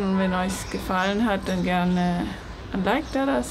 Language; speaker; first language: German; native; German